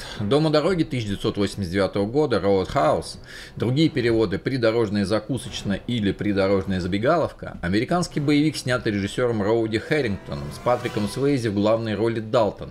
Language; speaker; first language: Russian; native; Russian